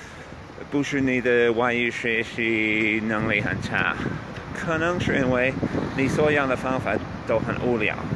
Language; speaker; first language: Chinese; non-native, fluent; English